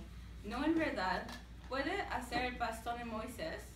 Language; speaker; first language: Spanish; non-native, learner; English